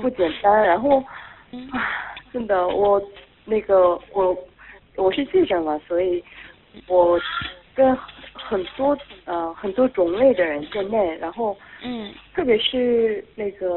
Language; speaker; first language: Chinese; non-native, fluent; Korean